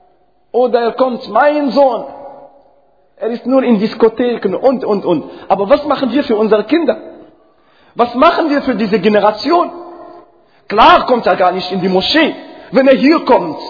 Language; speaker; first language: German; non-native, fluent; Arabic